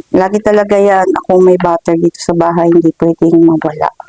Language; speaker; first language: Filipino; non-native, local second language; Hiligaynon